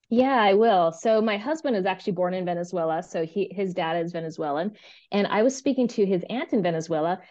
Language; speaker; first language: English; early bilingual, other home language; Spanish